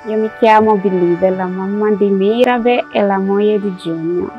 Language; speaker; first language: Italian; non-native, learner; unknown